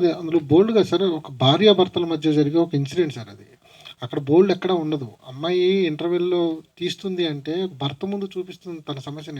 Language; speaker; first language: Telugu; native; Telugu